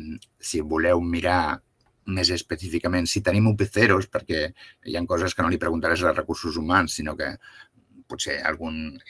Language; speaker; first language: Catalan; native; Catalan